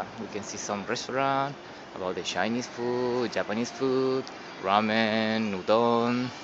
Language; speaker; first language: English; non-native, learner; Spanish